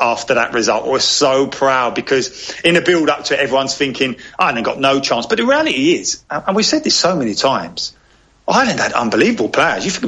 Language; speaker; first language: English; native; English